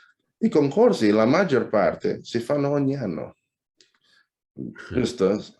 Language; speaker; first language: Italian; non-native, fluent; Indonesian